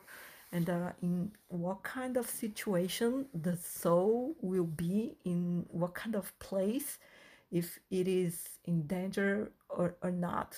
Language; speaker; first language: English; non-native, fluent; Portuguese